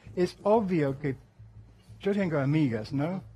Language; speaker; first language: Spanish; non-native, fluent; English